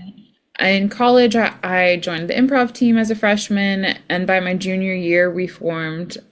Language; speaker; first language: English; native; English